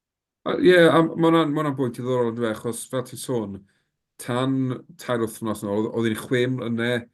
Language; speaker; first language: Welsh; native; Welsh